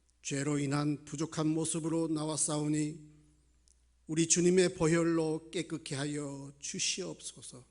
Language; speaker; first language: Korean; native; Korean